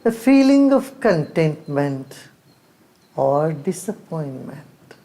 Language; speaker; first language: English; non-native, local second language; Hindi